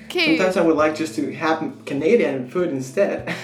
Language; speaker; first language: English; non-native, fluent; Spanish